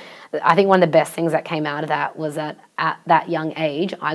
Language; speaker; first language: English; non-native, local second language; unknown